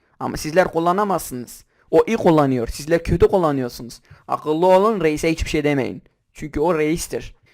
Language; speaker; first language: Turkish; non-native, local second language; Kurdish